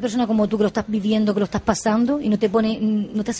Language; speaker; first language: Spanish; native; Spanish